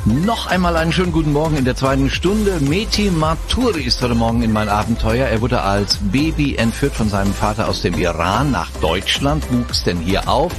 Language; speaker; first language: German; native; German